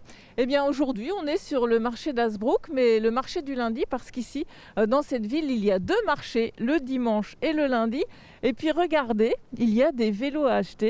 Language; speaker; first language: French; native; French